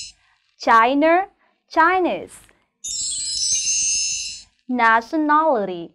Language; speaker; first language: English; non-native, learner; Vietnamese